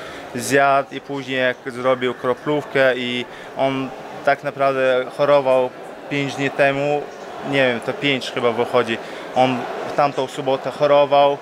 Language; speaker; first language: Polish; non-native, fluent; Chechen